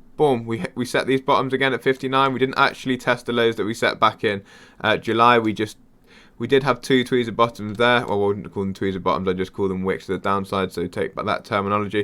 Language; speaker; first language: English; native; English